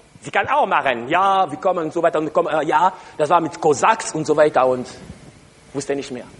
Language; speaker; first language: German; non-native, learner; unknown